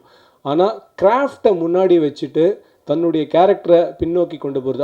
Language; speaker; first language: Tamil; native; Tamil